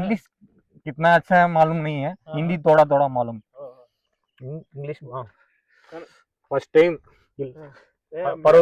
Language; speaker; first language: Hindi; non-native, local second language; Tamil